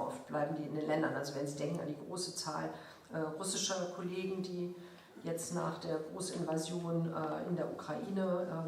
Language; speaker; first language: German; native; German